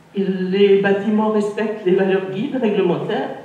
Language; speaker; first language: French; native; French